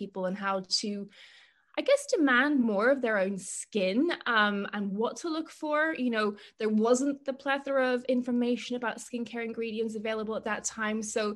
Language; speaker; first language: English; native; English